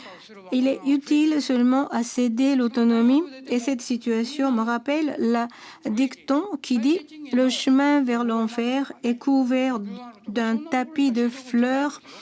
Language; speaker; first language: French; non-native, fluent; Japanese